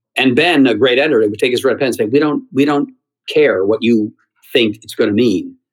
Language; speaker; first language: English; native; English